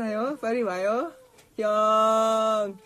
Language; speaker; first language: Korean; non-native, fluent; Thai